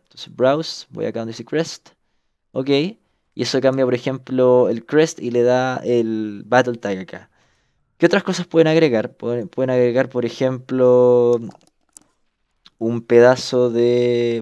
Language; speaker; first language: Spanish; native; Spanish